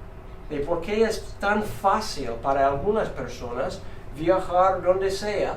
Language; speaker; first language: Spanish; non-native, fluent; English